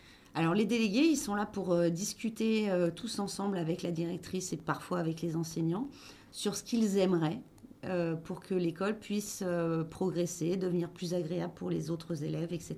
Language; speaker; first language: French; native; French